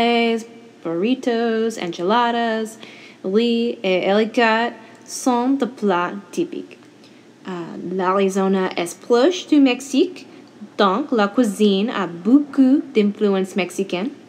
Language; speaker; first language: French; non-native, learner; English